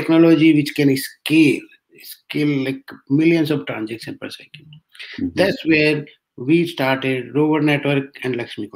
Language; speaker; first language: English; non-native, local second language; Hindi